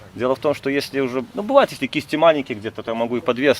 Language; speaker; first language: Russian; native; Russian